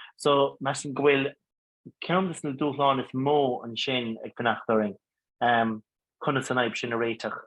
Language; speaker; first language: Irish; non-native, local second language; English